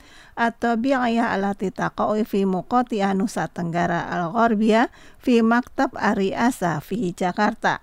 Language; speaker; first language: Arabic; non-native, fluent; Indonesian